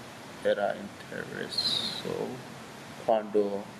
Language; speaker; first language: Spanish; non-native, learner; English